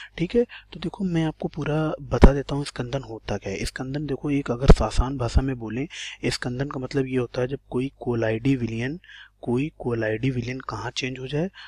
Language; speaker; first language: Hindi; native; Hindi